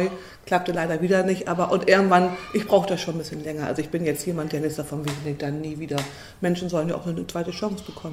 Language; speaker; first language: German; native; German